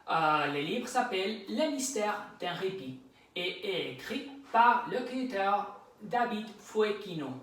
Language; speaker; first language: French; non-native, learner; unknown